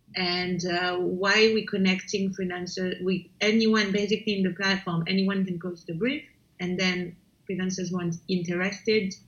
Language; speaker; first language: English; non-native, fluent; French